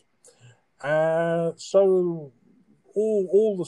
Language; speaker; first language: English; native; English